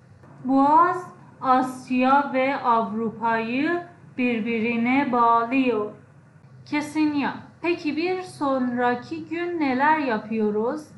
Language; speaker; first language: Turkish; non-native, fluent; Persian